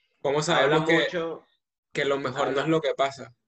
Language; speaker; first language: Spanish; native; Spanish